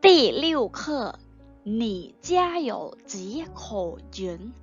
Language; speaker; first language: Chinese; non-native, fluent; Thai